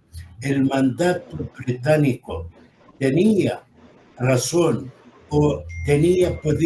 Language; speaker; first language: Spanish; non-native, fluent; Arabic